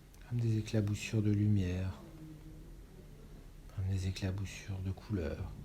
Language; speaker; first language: French; native; French